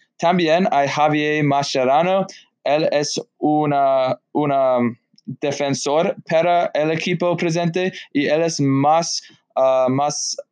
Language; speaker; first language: Spanish; non-native, learner; English